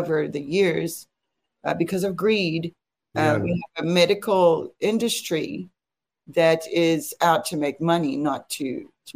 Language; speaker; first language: English; native; English